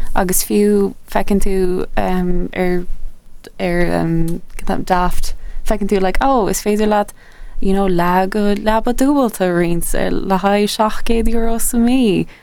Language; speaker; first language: Irish; native; Irish